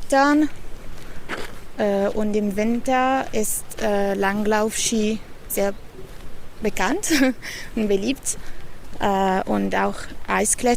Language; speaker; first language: German; non-native, fluent; Italian